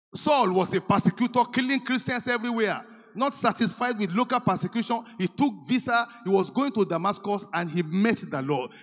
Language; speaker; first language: English; non-native, local second language; Yoruba